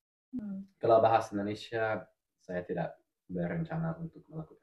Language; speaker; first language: Indonesian; non-native, fluent; English